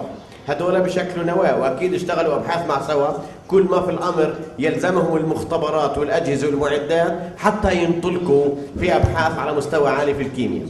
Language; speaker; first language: Arabic; native; Arabic